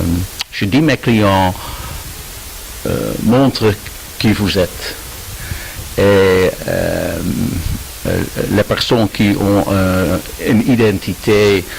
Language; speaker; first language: French; non-native, learner; Dutch